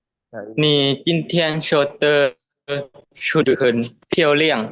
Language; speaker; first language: Chinese; non-native, learner; Lao